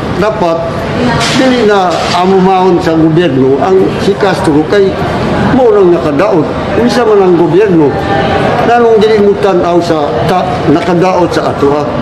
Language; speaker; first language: Cebuano; non-native, local second language; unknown